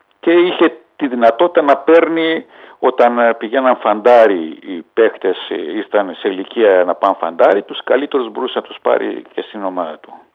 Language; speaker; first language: Greek; early bilingual, heritage; Greek